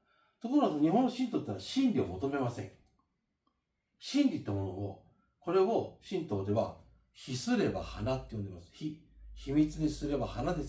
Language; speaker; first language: Japanese; native; Japanese